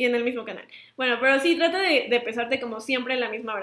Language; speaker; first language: Spanish; native; Spanish